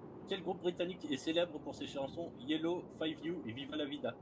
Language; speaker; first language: French; native; French